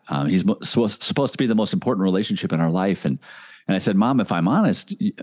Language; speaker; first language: English; native; English